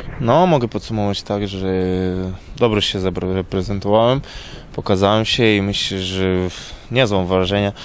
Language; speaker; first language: Polish; non-native, learner; Ukrainian